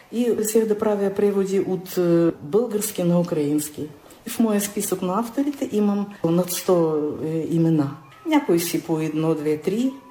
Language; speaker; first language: Bulgarian; early bilingual, heritage; Bulgarian